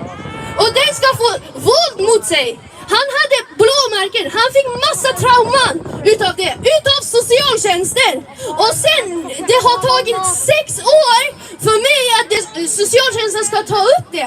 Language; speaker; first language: Swedish; early bilingual, other home language; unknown